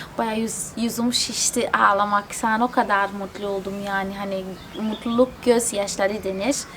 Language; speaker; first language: Turkish; non-native, fluent; Portuguese